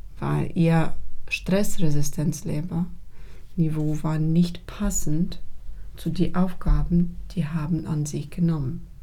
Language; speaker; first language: German; non-native, fluent; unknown